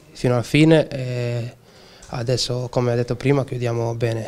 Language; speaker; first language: Italian; non-native, learner; Serbian